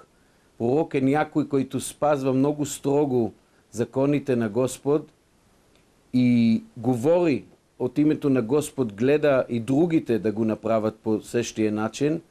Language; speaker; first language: Bulgarian; non-native, fluent; Hebrew